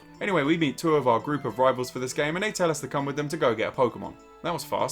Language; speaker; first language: English; native; English